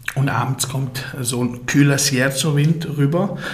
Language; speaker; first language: German; native; German